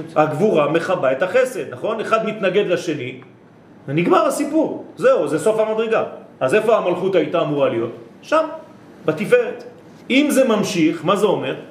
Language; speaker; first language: Hebrew; non-native, fluent; French